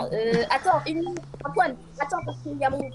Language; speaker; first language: French; native; French